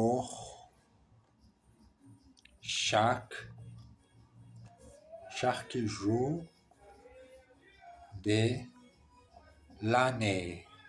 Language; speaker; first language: French; non-native, learner; Portuguese